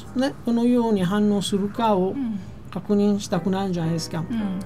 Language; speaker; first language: Japanese; non-native, fluent; Italian